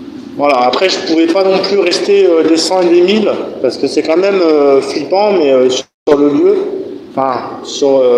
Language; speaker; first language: French; native; French